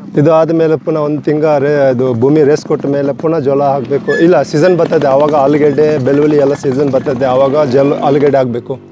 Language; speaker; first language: Kannada; non-native, local second language; Tibetan